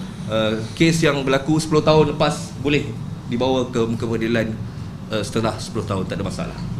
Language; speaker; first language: Malay; native; Malay